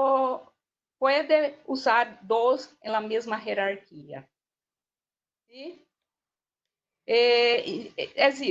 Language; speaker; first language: Spanish; non-native, learner; Portuguese